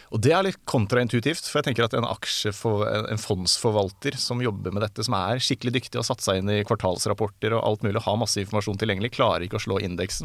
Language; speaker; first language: Norwegian; native; Norwegian